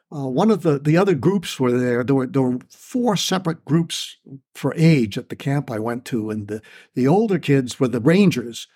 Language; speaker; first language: English; native; English